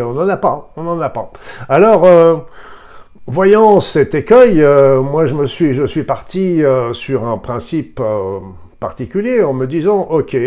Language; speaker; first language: French; native; French